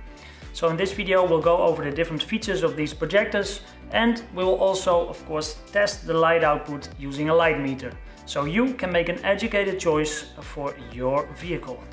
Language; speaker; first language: English; non-native, fluent; Dutch